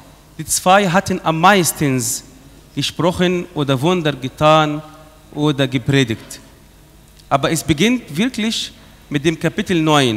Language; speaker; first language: German; non-native, fluent; Arabic